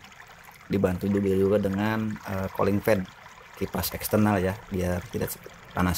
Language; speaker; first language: Indonesian; native; Indonesian